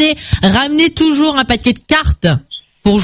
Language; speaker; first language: French; native; French